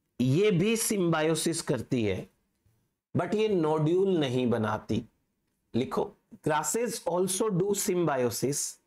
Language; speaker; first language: Hindi; native; Hindi